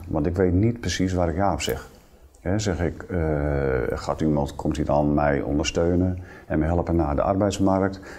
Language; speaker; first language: Dutch; native; Dutch